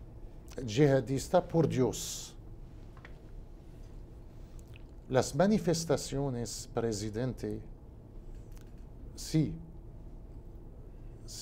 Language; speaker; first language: Portuguese; non-native, learner; Spanish